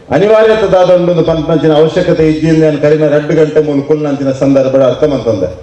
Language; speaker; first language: Kannada; non-native, local second language; Tulu